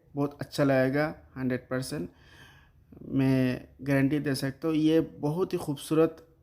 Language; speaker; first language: Hindi; non-native, local second language; Bangla